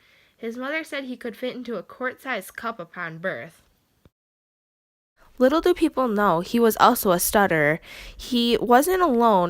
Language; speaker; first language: English; native; English